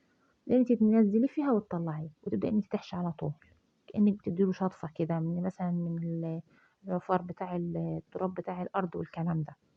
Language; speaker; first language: Arabic; native; Arabic